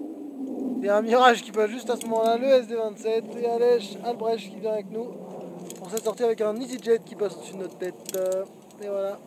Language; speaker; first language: French; native; French